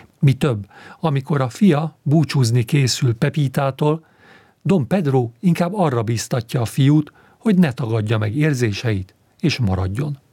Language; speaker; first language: Hungarian; native; Hungarian